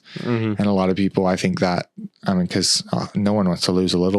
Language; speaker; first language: English; native; English